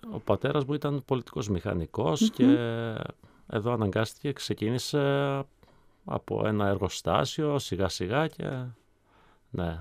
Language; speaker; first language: Greek; early bilingual, heritage; Greek